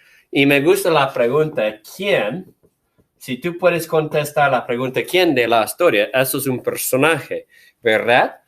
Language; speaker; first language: Spanish; non-native, fluent; English